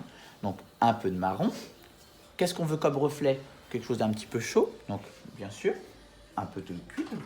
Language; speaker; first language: French; native; French